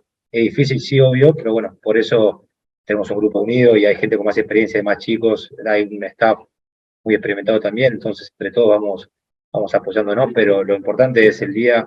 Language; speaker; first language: Spanish; native; Spanish